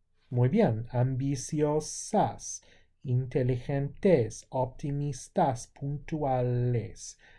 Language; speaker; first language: Spanish; non-native, fluent; English